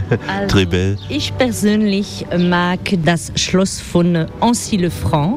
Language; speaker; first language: German; non-native, fluent; French